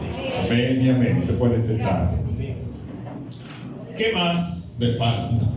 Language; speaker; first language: Spanish; native; Spanish